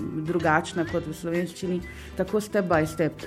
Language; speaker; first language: Slovenian; non-native, fluent; Arabic